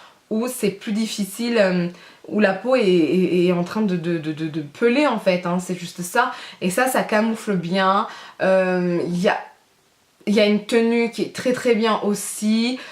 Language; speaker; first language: French; native; French